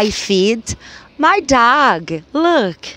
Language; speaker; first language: English; non-native, fluent; Portuguese